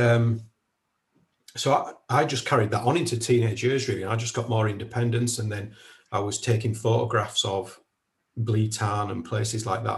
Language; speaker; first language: English; native; English